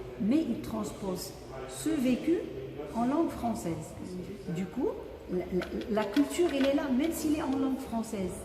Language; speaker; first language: French; non-native, local second language; Arabic